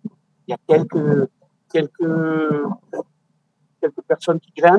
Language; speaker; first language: French; native; French